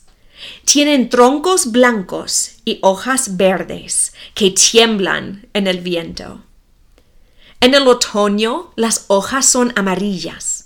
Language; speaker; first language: Spanish; non-native, fluent; English